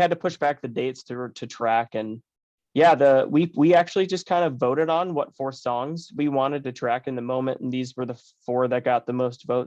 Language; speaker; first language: English; native; English